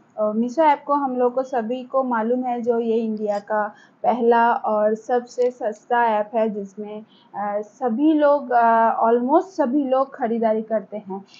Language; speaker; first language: Hindi; non-native, local second language; Bangla